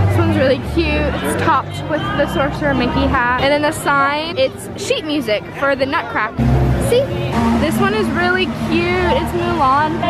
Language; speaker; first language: English; native; English